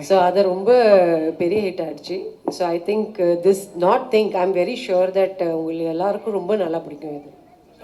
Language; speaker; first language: Tamil; non-native, fluent; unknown